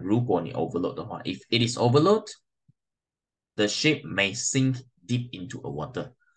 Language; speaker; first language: English; non-native, local second language; Chinese